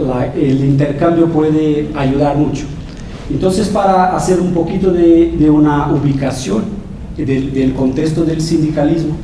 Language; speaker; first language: Spanish; non-native, fluent; Portuguese